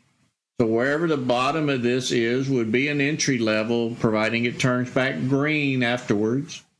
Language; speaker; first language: English; native; English